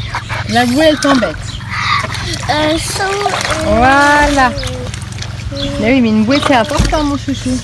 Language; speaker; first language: French; native; French